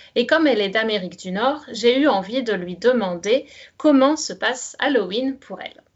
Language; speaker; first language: French; native; French